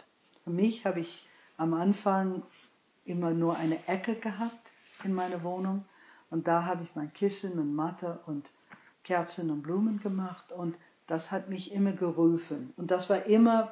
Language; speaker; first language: German; non-native, fluent; English